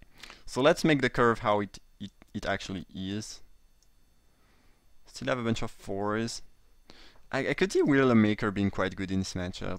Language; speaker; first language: English; non-native, fluent; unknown